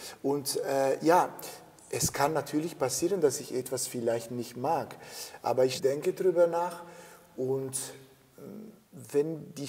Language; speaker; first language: German; non-native, fluent; Italian